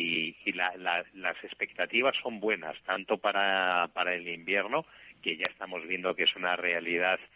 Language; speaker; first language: Spanish; native; Spanish